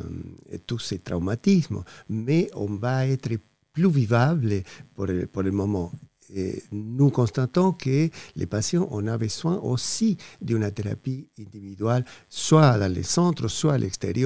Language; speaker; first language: French; non-native, fluent; Spanish